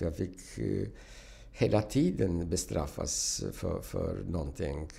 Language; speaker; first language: Swedish; non-native, fluent; Polish